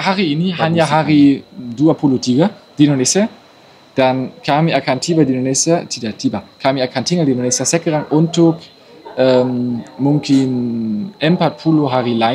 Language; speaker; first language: Indonesian; non-native, learner; German